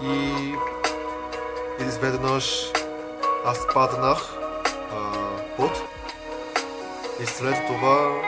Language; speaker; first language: Bulgarian; non-native, learner; Korean